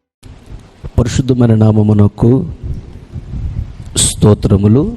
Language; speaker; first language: Telugu; native; Telugu